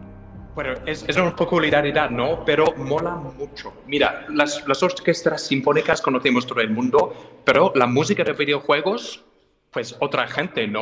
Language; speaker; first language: Spanish; non-native, fluent; English